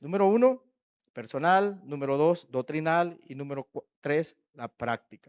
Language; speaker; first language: Spanish; native; Spanish